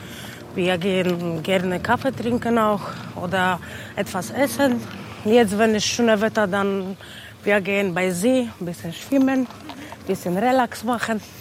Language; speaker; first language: German; non-native, learner; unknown